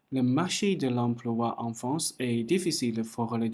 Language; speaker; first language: French; non-native, learner; Chinese